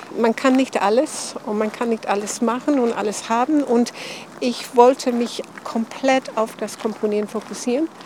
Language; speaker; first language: German; non-native, fluent; English